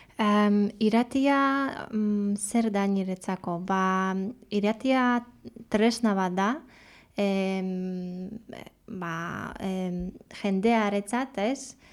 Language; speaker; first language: Basque; non-native, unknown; Polish